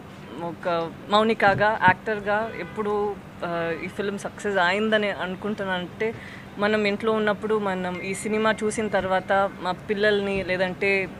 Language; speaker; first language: Telugu; non-native, fluent; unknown